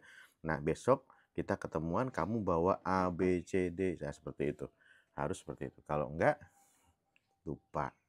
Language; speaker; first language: Indonesian; native; Indonesian